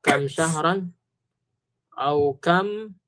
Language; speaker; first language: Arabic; non-native, fluent; Filipino